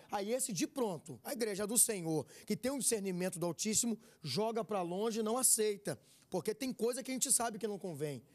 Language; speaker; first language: Portuguese; native; Portuguese